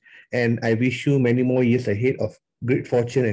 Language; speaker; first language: English; non-native, local second language; Tamil